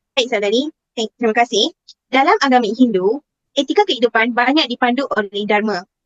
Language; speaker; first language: Malay; non-native, local second language; Tamil